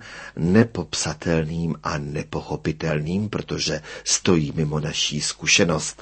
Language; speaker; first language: Czech; native; Czech